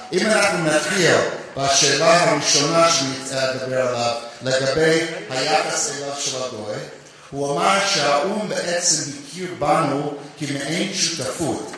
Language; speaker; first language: Hebrew; non-native, fluent; English